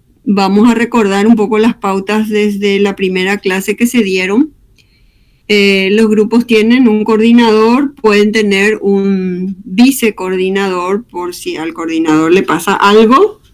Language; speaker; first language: Spanish; native; Spanish